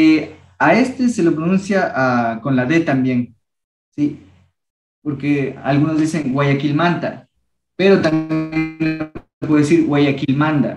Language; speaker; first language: Spanish; non-native, local second language; Quechua